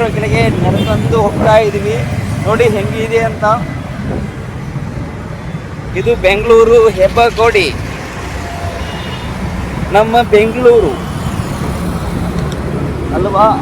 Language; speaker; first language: Kannada; non-native, local second language; Tamil